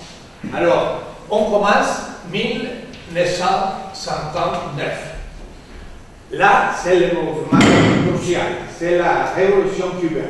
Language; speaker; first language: French; non-native, fluent; Spanish